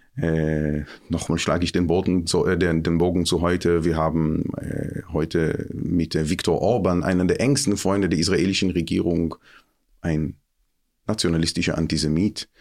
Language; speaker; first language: German; non-native, fluent; Hebrew